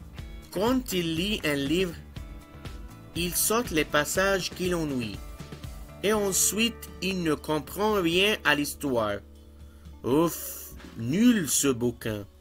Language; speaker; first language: French; non-native, fluent; Arabic